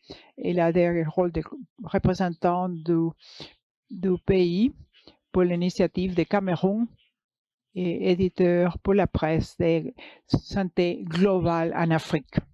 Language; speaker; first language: French; non-native, learner; English